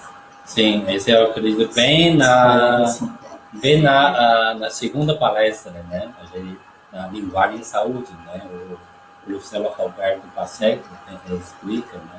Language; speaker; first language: Portuguese; non-native, learner; Chinese